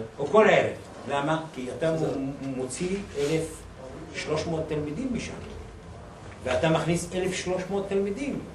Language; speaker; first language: Hebrew; non-native, local second language; Arabic